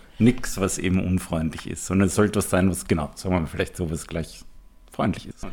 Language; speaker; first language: German; native; German